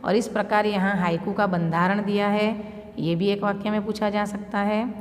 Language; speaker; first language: Urdu; non-native, local second language; Gujarati